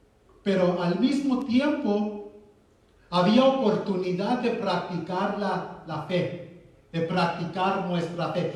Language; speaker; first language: Spanish; early bilingual, heritage; Spanish